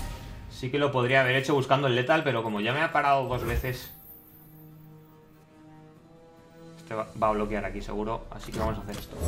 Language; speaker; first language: Spanish; native; Spanish